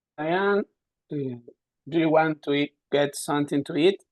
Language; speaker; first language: English; non-native, learner; Spanish